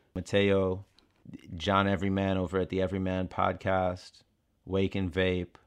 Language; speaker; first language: English; native; English